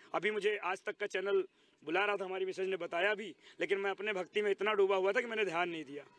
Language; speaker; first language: Hindi; native; Hindi